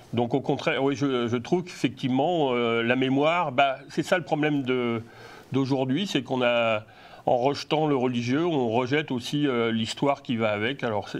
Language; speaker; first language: French; native; French